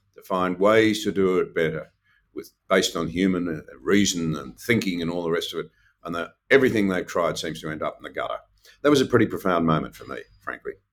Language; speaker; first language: English; native; English